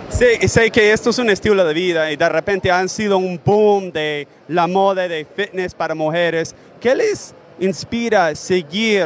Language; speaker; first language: Spanish; native; Spanish